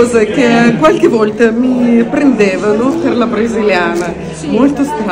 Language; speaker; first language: Italian; non-native, fluent; Russian